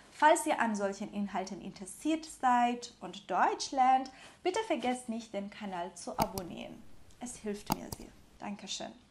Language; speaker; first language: German; non-native, fluent; Persian